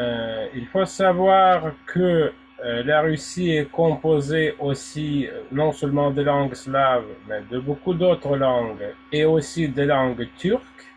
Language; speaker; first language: French; non-native, fluent; Russian